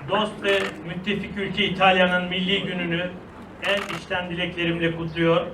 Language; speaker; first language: Turkish; native; Turkish